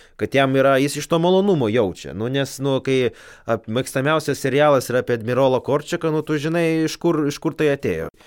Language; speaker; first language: Lithuanian; non-native, local second language; Polish